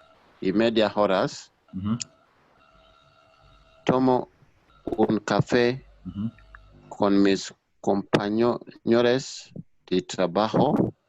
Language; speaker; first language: Spanish; non-native, learner; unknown